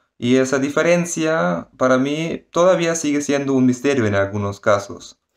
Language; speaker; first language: Spanish; non-native, fluent; German